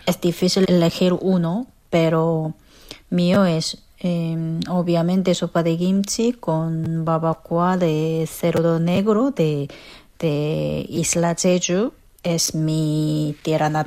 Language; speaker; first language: Spanish; non-native, fluent; Korean